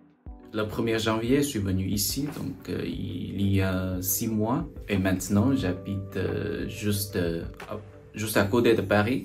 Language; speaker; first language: French; non-native, learner; Chinese